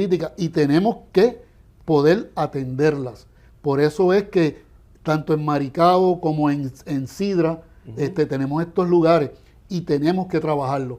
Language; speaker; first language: Spanish; native; Spanish